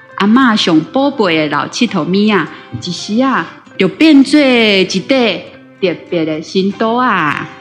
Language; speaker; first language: Chinese; native; Chinese